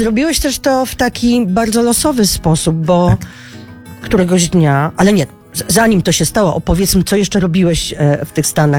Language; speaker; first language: Polish; native; Polish